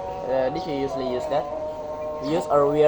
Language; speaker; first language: English; non-native, learner; Indonesian